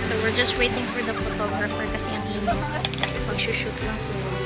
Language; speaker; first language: Filipino; native; Filipino